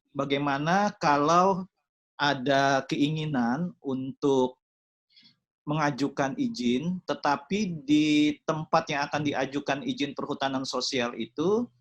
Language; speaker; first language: Indonesian; native; Indonesian